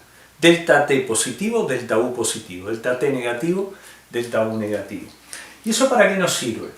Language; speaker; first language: Spanish; native; Spanish